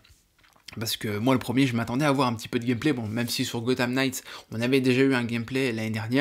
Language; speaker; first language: French; native; French